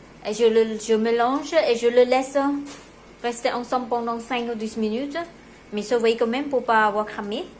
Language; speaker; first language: French; non-native, local second language; Khmer